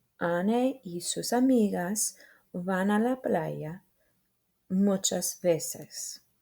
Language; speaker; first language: Spanish; non-native, fluent; English